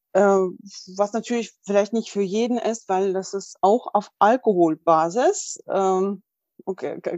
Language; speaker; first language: German; non-native, fluent; Russian